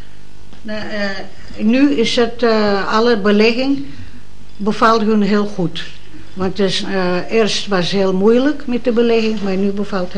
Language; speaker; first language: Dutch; non-native, learner; Russian